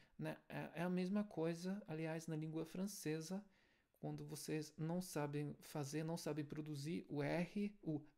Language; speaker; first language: Portuguese; non-native, fluent; German